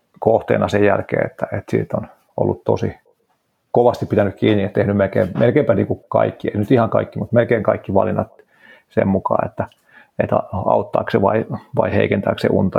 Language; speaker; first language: Finnish; native; Finnish